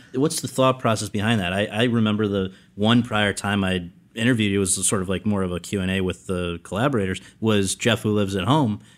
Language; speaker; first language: English; native; English